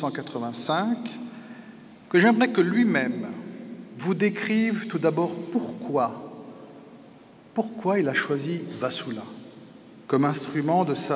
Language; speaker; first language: French; native; French